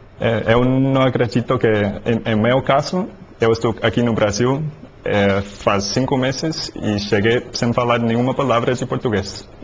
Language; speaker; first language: Portuguese; non-native, learner; English